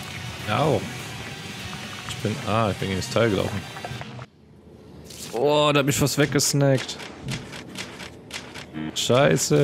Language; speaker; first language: German; native; German